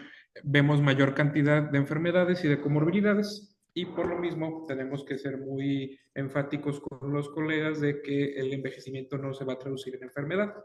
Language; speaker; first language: Spanish; native; Spanish